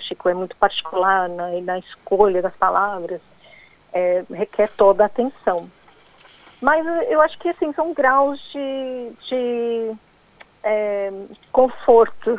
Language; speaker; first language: Portuguese; non-native, fluent; English